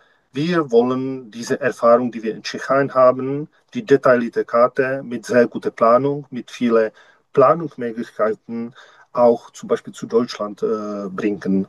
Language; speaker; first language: German; non-native, learner; Czech